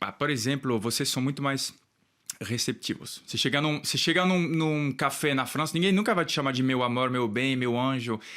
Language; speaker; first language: Portuguese; non-native, fluent; French